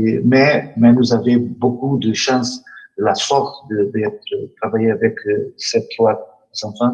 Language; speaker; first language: French; non-native, learner; Portuguese